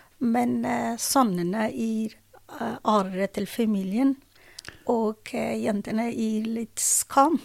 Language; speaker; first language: Norwegian; non-native, learner; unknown